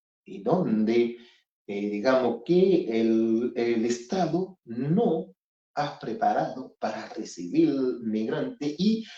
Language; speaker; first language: Spanish; non-native, fluent; Haitian Creole